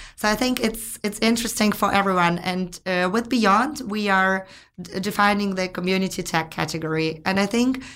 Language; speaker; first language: English; non-native, fluent; Ukrainian